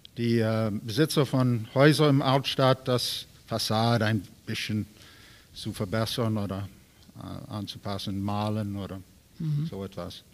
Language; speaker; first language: German; non-native, learner; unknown